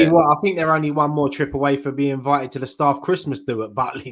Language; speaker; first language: English; native; English